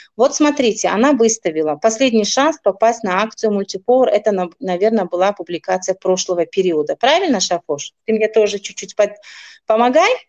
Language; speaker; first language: Russian; non-native, local second language; Tajik